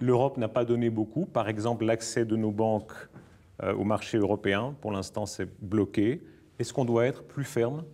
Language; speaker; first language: French; native; French